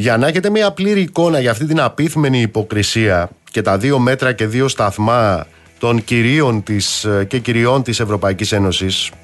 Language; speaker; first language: Greek; native; Greek